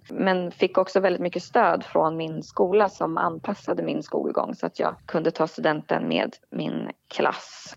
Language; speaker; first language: Swedish; native; Swedish